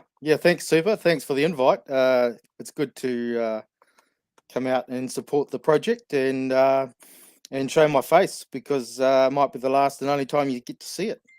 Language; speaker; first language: English; native; English